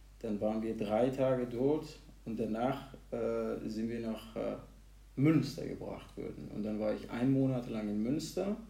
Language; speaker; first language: German; non-native, fluent; Persian